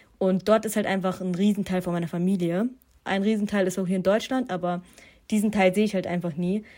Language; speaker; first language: German; early bilingual, other home language; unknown